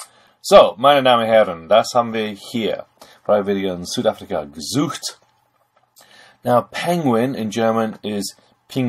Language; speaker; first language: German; non-native, fluent; English